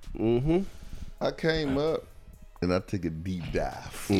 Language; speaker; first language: English; native; English